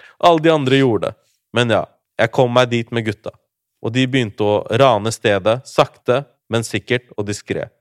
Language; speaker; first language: Norwegian; early bilingual, other home language; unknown